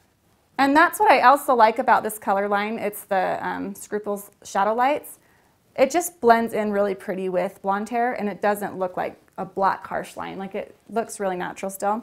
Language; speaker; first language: English; native; English